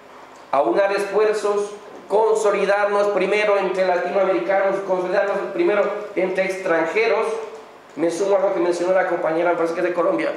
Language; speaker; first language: Spanish; native; Spanish